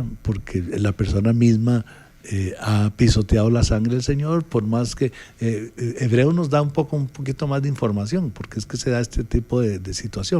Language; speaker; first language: Spanish; native; Spanish